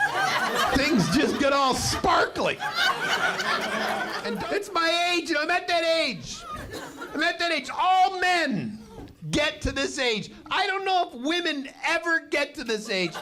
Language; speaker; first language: English; native; English